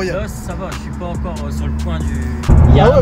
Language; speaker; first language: French; native; French